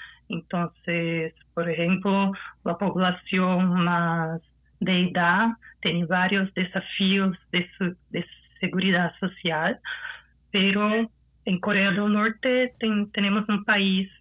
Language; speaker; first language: Spanish; non-native, fluent; Portuguese